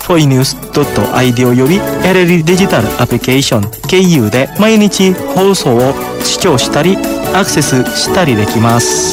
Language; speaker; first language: Japanese; non-native, fluent; Indonesian